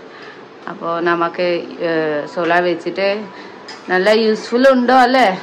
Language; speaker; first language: Malayalam; non-native, learner; Nepali